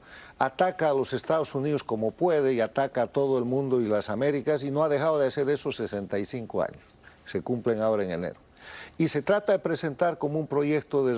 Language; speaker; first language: Spanish; native; Spanish